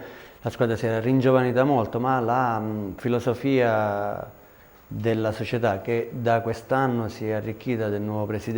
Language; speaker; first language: Italian; native; Italian